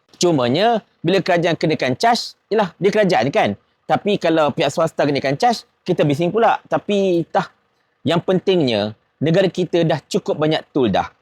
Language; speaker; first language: Malay; native; Malay